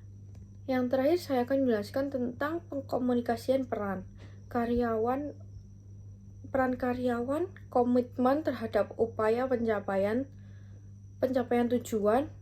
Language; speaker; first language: Indonesian; native; Indonesian